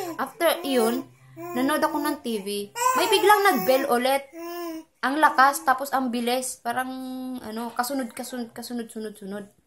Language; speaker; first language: Filipino; non-native, local second language; Cebuano